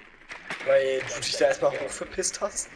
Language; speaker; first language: German; native; German